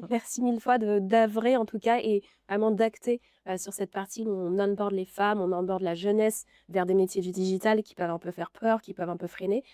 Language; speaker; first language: French; native; French